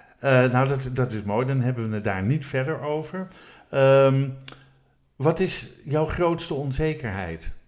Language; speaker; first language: Dutch; native; Dutch